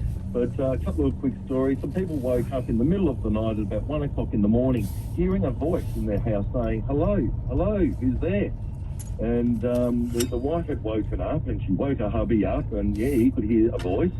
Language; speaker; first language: English; native; English